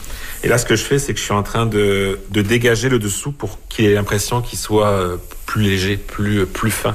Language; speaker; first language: French; native; French